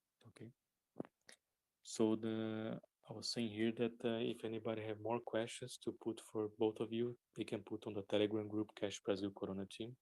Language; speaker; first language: English; non-native, learner; Spanish